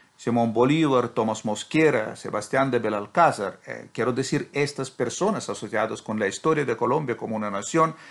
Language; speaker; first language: Spanish; non-native, fluent; Russian